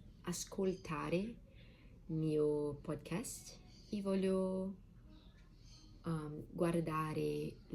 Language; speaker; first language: Italian; non-native, learner; Portuguese